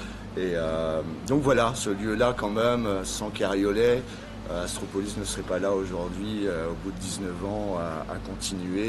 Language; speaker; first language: French; native; French